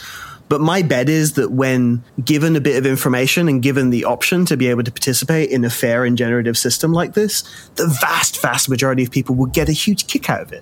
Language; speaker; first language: English; native; English